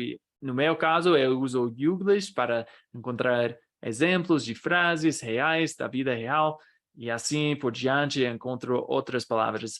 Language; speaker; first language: Portuguese; non-native, fluent; English